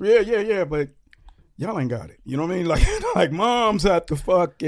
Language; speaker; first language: English; native; English